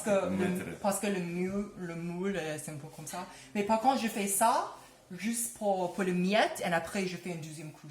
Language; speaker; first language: French; non-native, learner; English